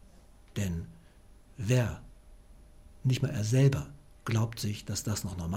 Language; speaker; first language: German; native; German